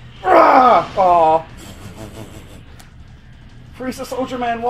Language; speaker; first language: English; native; English